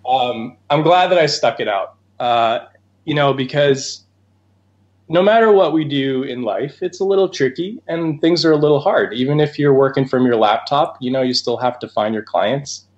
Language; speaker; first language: English; native; English